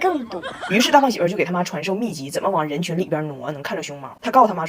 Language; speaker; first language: Chinese; native; Chinese